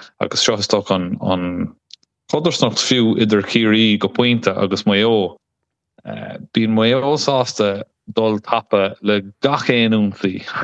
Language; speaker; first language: Irish; non-native, local second language; English